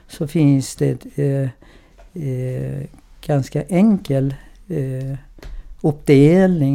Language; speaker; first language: Swedish; non-native, fluent; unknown